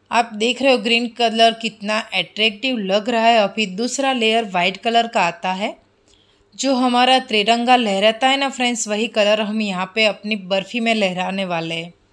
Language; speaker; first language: Hindi; non-native, local second language; Gujarati